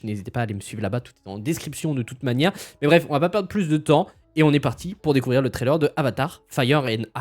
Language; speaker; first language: French; native; French